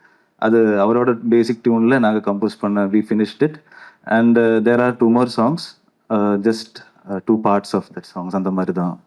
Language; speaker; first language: Tamil; native; Tamil